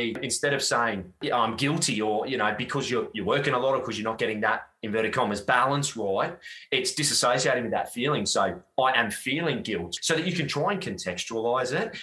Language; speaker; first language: English; native; English